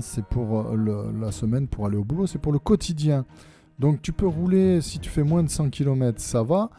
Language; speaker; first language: French; native; French